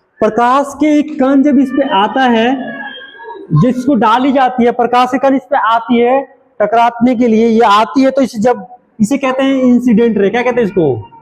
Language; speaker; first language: Hindi; native; Hindi